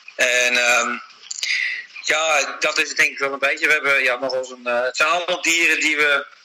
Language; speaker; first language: Dutch; native; Dutch